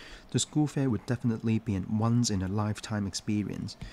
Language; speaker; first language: English; non-native, local second language; Cantonese